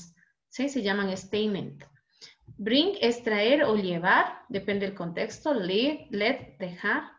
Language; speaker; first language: Spanish; native; Spanish